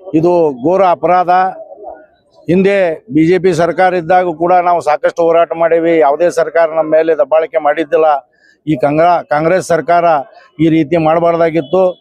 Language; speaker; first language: Kannada; native; Kannada